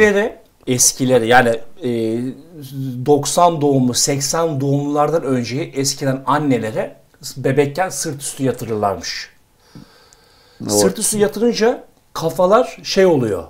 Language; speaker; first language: Turkish; native; Turkish